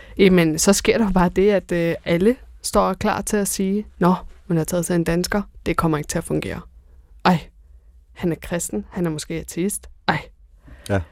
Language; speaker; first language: Danish; early bilingual, other home language; Persian